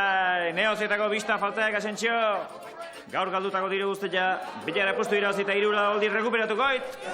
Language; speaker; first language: Basque; native; Basque